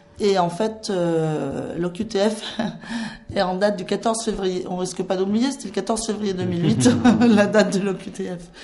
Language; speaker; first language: French; native; French